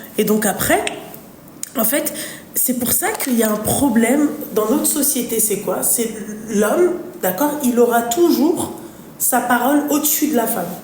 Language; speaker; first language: French; native; French